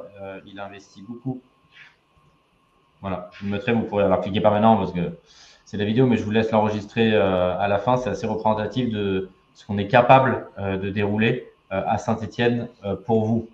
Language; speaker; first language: French; native; French